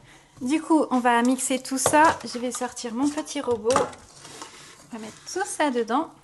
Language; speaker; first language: French; native; French